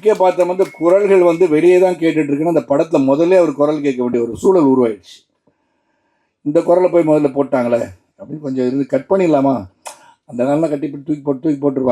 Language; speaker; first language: Tamil; native; Tamil